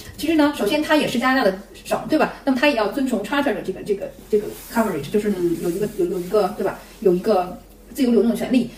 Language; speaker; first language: Chinese; native; Chinese